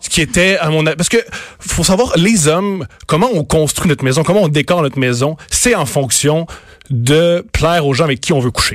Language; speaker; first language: French; native; French